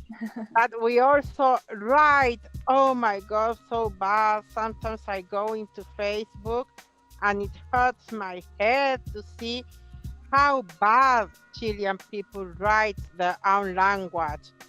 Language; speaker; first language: English; non-native, fluent; Spanish